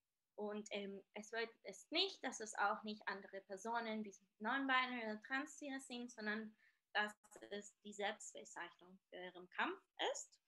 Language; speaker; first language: German; non-native, fluent; Spanish